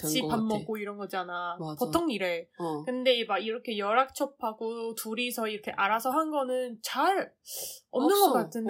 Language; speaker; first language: Korean; non-native, learner; Chinese